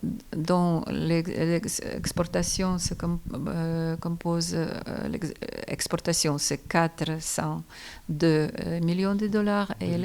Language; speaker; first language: French; non-native, fluent; Ukrainian